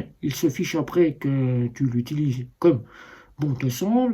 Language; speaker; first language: French; native; French